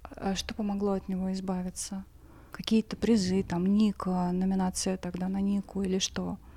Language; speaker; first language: Russian; native; Russian